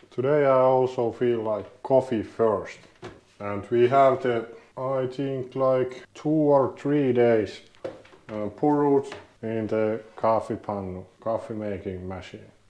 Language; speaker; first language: English; non-native, learner; Finnish